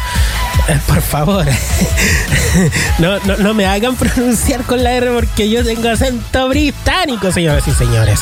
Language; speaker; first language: Spanish; native; Spanish